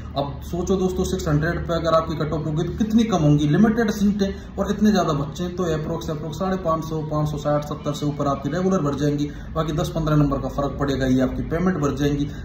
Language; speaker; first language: Hindi; native; Hindi